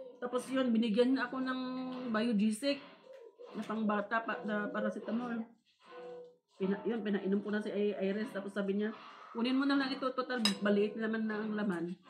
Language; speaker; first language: Filipino; native; Filipino